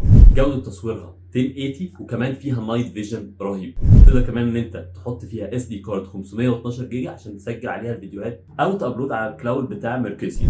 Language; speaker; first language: Arabic; native; Arabic